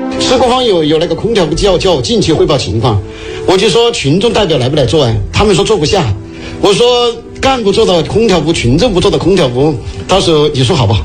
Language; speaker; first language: Chinese; native; Chinese